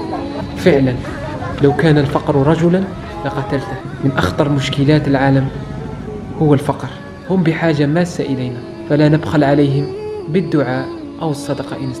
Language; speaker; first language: Arabic; native; Arabic